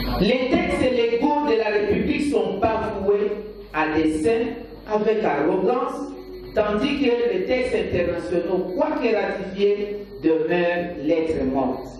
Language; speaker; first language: French; non-native, local second language; Lingala